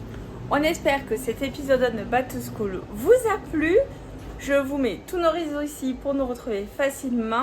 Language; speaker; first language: French; native; French